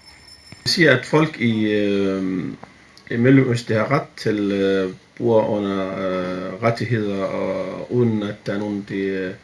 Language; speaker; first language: Danish; non-native, fluent; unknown